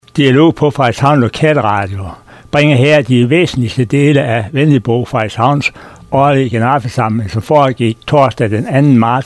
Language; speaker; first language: Danish; native; Danish